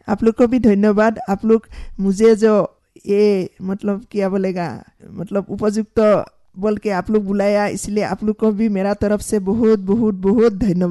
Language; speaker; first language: Hindi; non-native, local second language; Assamese